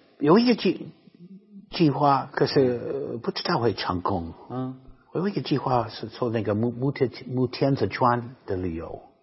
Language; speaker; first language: Chinese; non-native, fluent; English